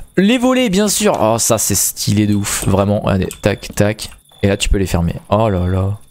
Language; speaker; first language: French; native; French